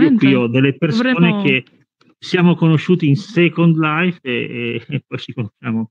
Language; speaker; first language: Italian; native; Italian